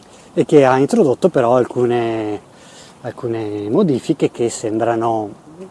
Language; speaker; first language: Italian; native; Italian